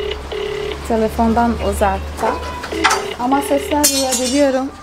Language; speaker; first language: Turkish; non-native, fluent; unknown